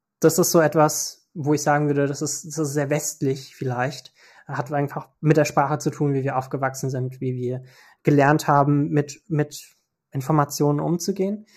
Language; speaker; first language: German; early bilingual, other home language; Turkish